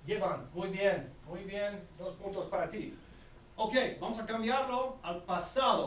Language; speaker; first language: Spanish; non-native, fluent; English